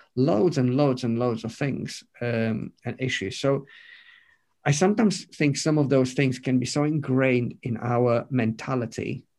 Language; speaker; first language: English; non-native, fluent; Romanian